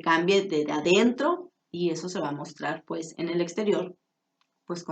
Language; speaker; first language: Spanish; native; Spanish